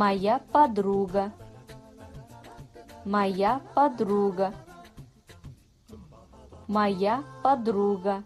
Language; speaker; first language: Russian; non-native, fluent; Kazakh